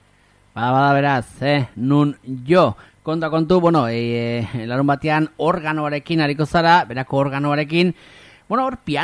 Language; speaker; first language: Basque; native; Basque